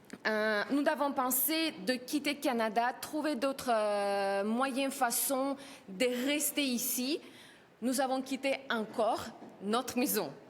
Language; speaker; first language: French; non-native, learner; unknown